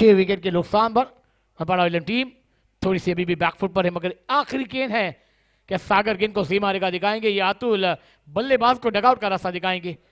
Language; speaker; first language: Hindi; non-native, local second language; Marathi